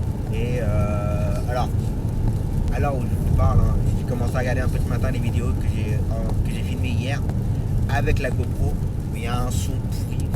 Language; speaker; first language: French; native; French